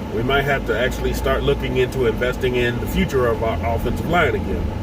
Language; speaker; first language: English; native; English